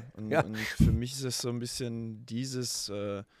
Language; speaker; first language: German; native; German